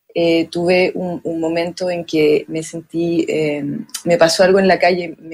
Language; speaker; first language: Spanish; early bilingual, other home language; French